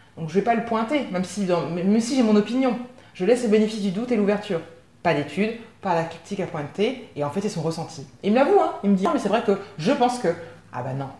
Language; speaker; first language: French; native; French